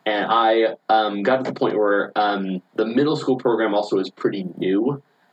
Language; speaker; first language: English; native; English